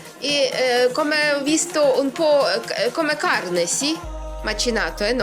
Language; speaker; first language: Italian; non-native, learner; Ukrainian